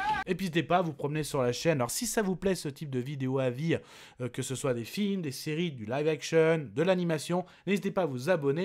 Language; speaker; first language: French; native; French